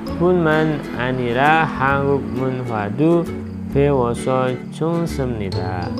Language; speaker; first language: Korean; non-native, fluent; Indonesian